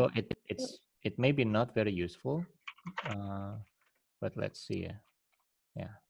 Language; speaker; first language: English; non-native, fluent; Indonesian